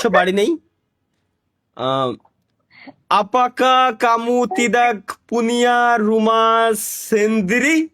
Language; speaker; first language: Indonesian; non-native, learner; Bangla